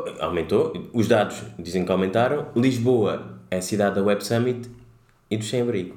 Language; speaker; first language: Portuguese; native; Portuguese